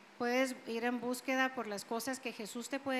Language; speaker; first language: Spanish; native; Spanish